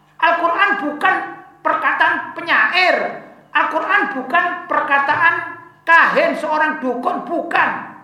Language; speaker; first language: Indonesian; non-native, local second language; Javanese